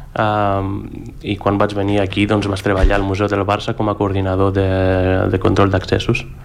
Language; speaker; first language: Catalan; non-native, fluent; Greek